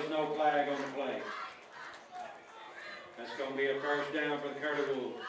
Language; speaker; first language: English; native; English